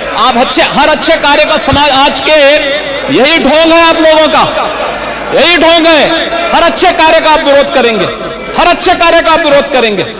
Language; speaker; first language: Hindi; native; Hindi